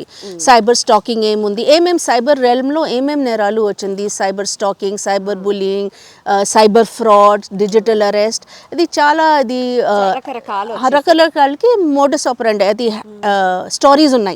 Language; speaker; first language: Telugu; non-native, local second language; Hindi